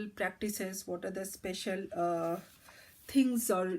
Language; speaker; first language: English; non-native, local second language; Bangla